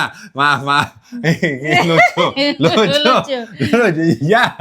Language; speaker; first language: Indonesian; non-native, learner; Catalan